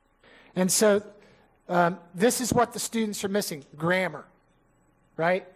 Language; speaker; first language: English; native; English